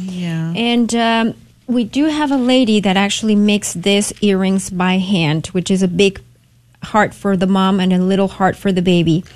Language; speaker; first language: English; non-native, fluent; Spanish